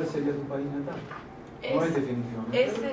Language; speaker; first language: Spanish; native; Spanish